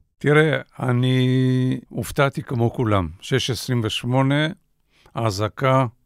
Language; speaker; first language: Hebrew; non-native, fluent; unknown